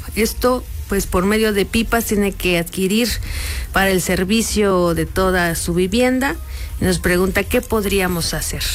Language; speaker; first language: Spanish; native; Spanish